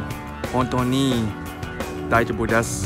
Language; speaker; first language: Japanese; non-native, learner; English